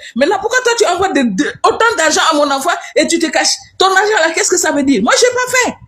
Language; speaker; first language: French; non-native, local second language; Wolof